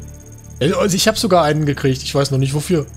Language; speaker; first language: German; native; German